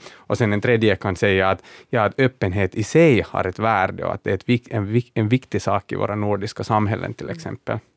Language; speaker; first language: Swedish; native; Swedish